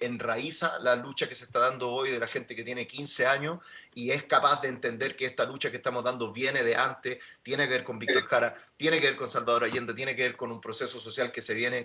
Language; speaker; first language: Spanish; native; Spanish